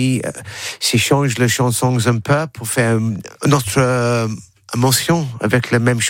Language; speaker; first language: French; non-native, learner; English